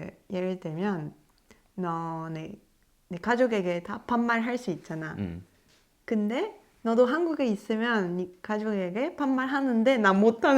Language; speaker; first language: Korean; non-native, learner; French